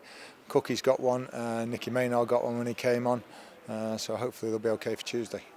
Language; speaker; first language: English; native; English